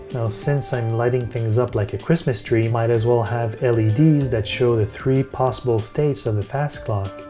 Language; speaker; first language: English; native; English